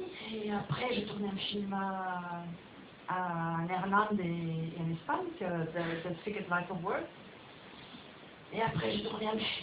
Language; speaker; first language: French; non-native, fluent; Spanish